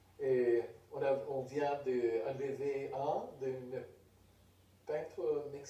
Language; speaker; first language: French; non-native, fluent; Spanish